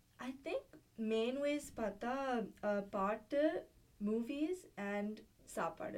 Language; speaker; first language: Tamil; early bilingual, heritage; Tamil